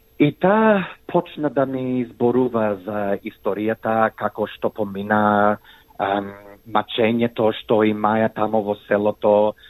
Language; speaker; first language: Macedonian; early bilingual, heritage; Macedonian